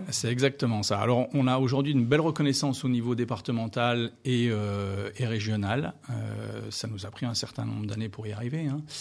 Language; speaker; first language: French; native; French